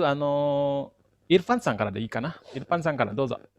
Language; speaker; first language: Japanese; non-native, fluent; Indonesian